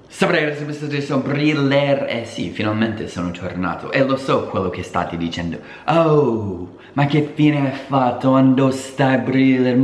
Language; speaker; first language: Italian; non-native, fluent; English